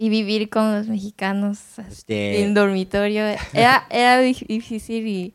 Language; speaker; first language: Spanish; non-native, learner; Japanese